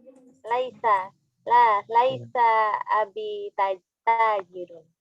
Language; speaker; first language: Arabic; non-native, learner; Indonesian